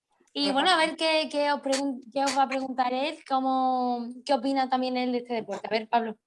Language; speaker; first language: Spanish; native; Spanish